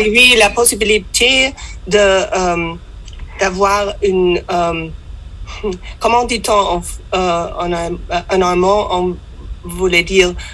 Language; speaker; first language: French; non-native, learner; German